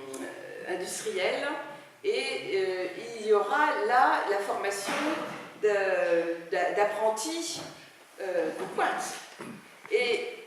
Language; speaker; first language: French; native; French